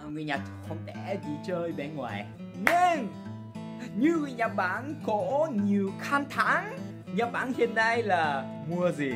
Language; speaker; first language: Vietnamese; non-native, learner; Japanese